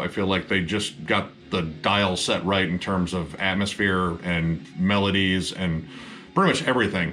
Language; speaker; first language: English; native; English